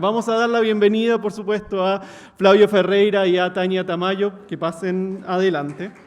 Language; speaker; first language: Spanish; native; Spanish